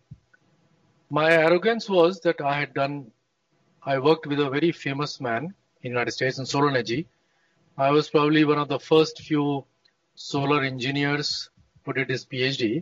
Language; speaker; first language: English; non-native, local second language; Hindi